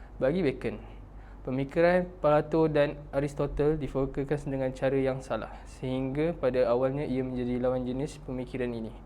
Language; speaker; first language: Malay; native; Malay